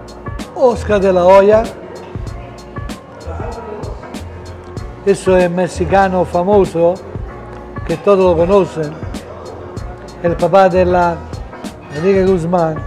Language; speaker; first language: Spanish; non-native, fluent; Italian